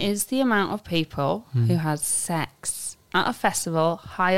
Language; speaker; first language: English; native; English